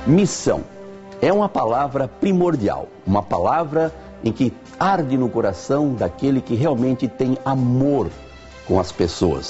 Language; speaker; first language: Portuguese; native; Portuguese